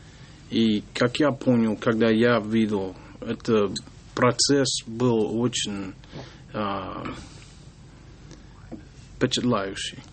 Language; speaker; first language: Russian; non-native, learner; English